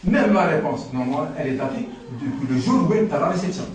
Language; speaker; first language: French; non-native, local second language; Arabic